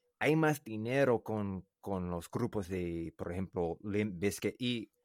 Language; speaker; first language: Spanish; non-native, learner; English